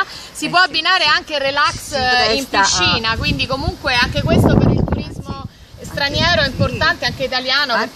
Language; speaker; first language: Italian; native; Italian